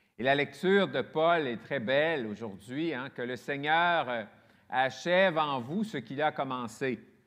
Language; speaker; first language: French; native; French